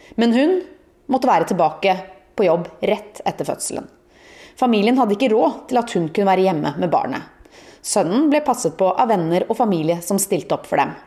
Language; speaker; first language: Norwegian; native; Norwegian